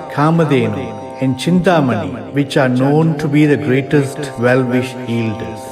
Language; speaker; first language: English; non-native, local second language; Tamil